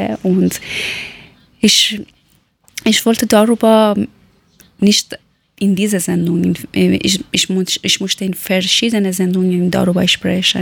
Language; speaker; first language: German; non-native, learner; Persian